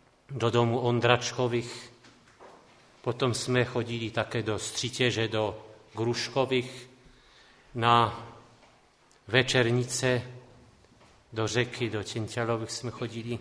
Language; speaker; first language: Czech; non-native, local second language; Polish